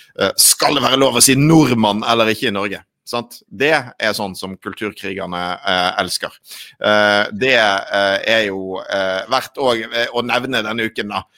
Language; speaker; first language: Norwegian; native; Norwegian